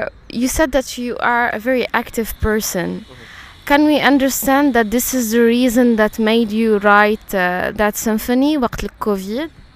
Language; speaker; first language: English; non-native, fluent; Arabic